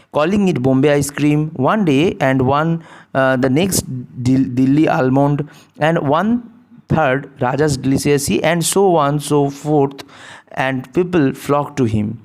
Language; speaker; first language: English; non-native, local second language; Bangla